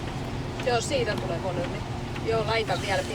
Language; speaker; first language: Finnish; native; Finnish